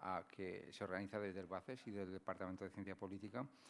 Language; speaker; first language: Spanish; native; Spanish